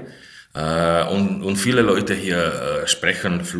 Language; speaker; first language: German; non-native, fluent; Slovak